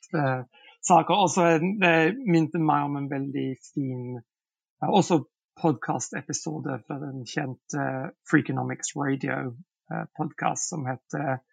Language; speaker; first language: Norwegian; non-native, fluent; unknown